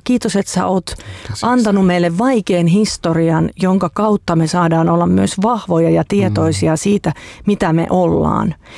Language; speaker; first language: Finnish; native; Finnish